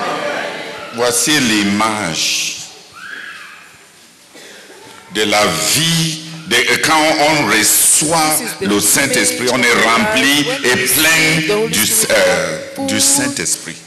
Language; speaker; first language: French; non-native, local second language; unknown